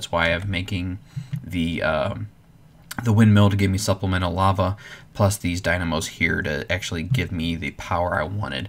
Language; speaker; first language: English; native; English